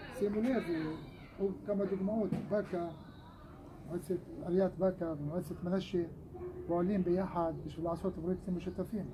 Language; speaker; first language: Hebrew; non-native, local second language; Arabic